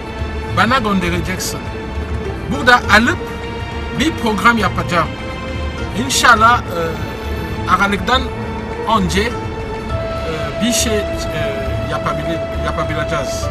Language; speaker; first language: Turkish; non-native, fluent; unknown